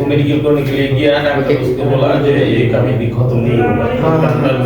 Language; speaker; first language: Hindi; non-native, local second language; Bangla